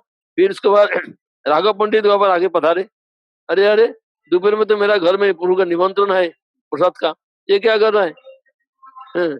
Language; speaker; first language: Hindi; non-native, local second language; Bangla